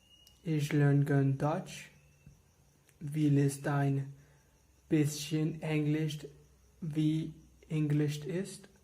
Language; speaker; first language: German; non-native, learner; English